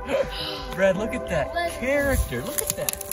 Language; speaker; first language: English; native; English